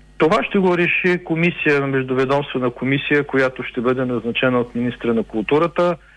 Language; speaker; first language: Bulgarian; native; Bulgarian